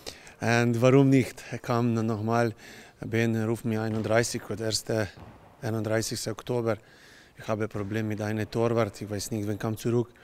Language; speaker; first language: German; non-native, learner; Slovenian